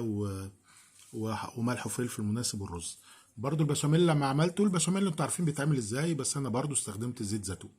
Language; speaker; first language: Arabic; native; Arabic